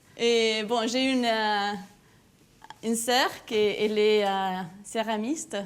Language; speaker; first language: French; non-native, fluent; Spanish